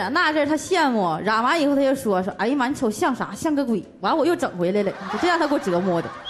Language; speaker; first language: Chinese; native; Chinese